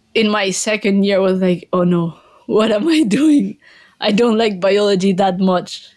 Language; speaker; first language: English; non-native, fluent; Spanish